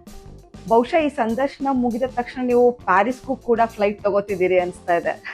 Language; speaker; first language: Kannada; native; Kannada